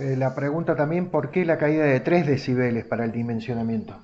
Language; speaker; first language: Spanish; native; Spanish